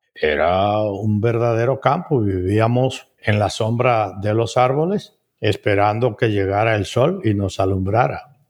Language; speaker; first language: Spanish; native; Spanish